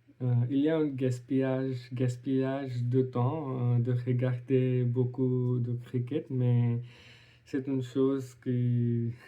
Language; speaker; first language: French; non-native, learner; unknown